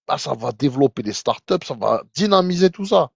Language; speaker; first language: French; non-native, local second language; Arabic